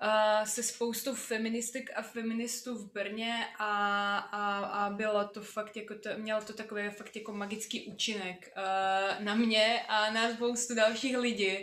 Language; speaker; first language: Czech; non-native, fluent; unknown